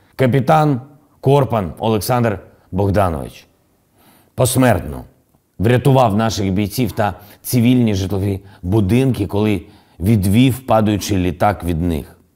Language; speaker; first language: Ukrainian; non-native, local second language; Russian